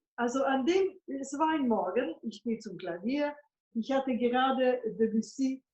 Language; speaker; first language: German; non-native, fluent; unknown